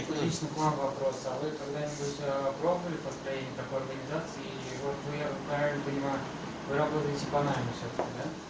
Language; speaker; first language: Russian; native; Russian